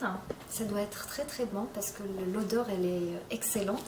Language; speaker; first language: French; non-native, local second language; Arabic